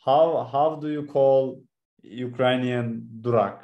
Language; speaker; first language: English; non-native, learner; Turkish